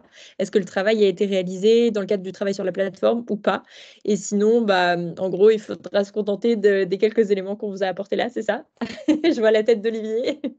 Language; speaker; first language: French; native; French